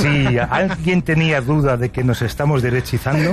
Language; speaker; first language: Spanish; native; Spanish